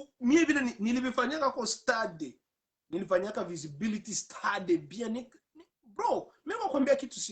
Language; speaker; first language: Swahili; native; Swahili